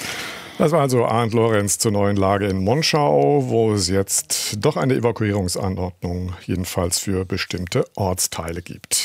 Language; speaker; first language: German; native; German